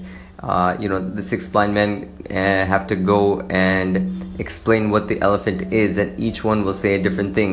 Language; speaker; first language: English; native; English